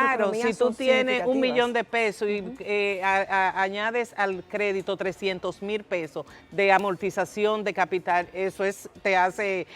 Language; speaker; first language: Spanish; native; Spanish